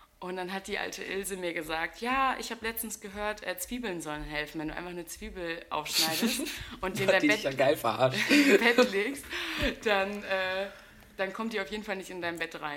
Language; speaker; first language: German; native; German